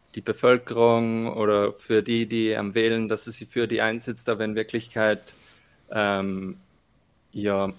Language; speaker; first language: German; native; German